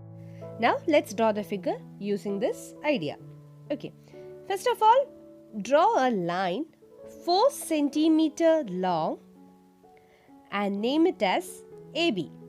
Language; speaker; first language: English; non-native, local second language; Malayalam